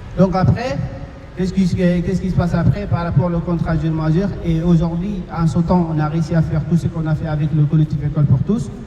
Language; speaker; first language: French; non-native, local second language; Fula